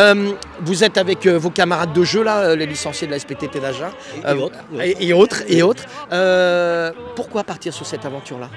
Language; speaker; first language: French; native; French